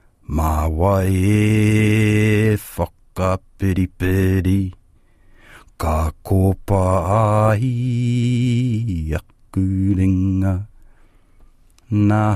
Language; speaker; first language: Māori; non-native, local second language; English